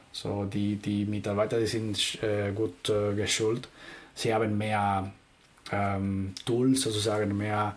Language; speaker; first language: German; non-native, fluent; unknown